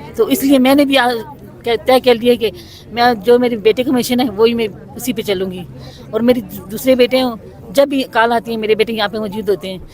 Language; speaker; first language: Urdu; non-native, local second language; Pahari-Potwari